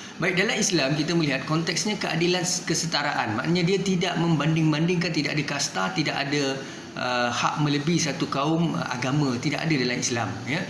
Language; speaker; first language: Malay; non-native, local second language; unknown